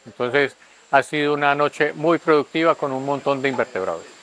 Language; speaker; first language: Spanish; native; Spanish